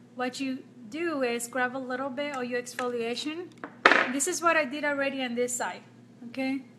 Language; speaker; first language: English; non-native, fluent; Spanish